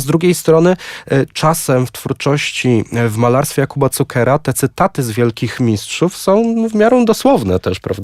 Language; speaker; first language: Polish; native; Polish